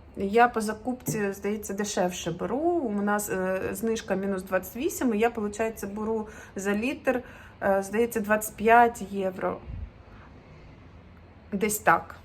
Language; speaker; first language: Ukrainian; native; Ukrainian